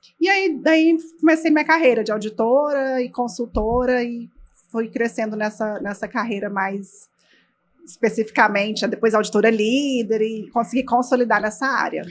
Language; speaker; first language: Portuguese; native; Portuguese